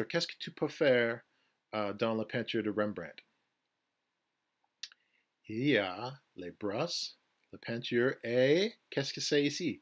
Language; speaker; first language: French; non-native, fluent; English